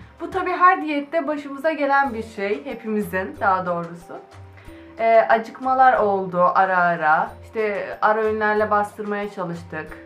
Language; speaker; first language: Turkish; native; Turkish